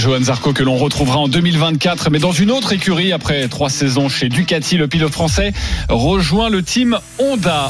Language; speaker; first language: French; native; French